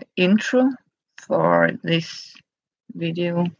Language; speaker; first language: English; non-native, fluent; Danish